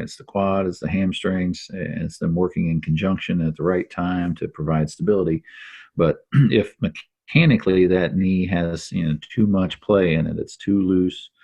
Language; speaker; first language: English; native; English